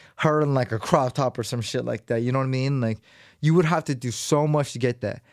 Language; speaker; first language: English; native; English